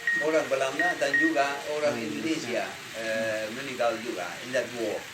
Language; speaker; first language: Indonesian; non-native, learner; Dutch